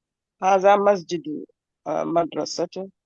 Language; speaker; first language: Arabic; non-native, learner; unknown